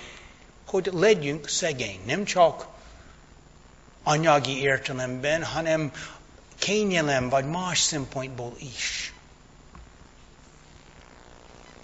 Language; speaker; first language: Hungarian; non-native, fluent; English